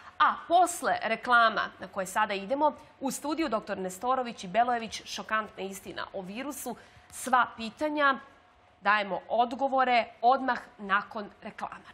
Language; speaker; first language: Serbian; native; Serbian